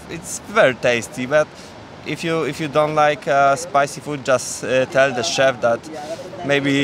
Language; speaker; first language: English; non-native, learner; Polish